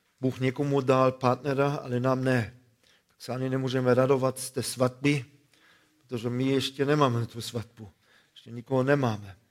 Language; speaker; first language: Czech; non-native, fluent; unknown